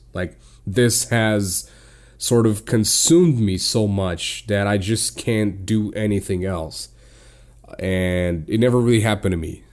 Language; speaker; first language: English; non-native, fluent; Portuguese